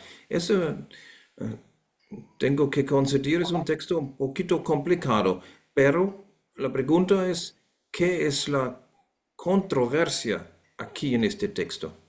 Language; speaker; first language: Spanish; non-native, fluent; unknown